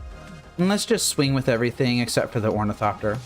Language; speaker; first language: English; native; English